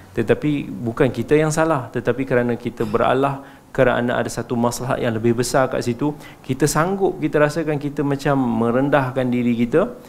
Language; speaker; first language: Malay; native; Malay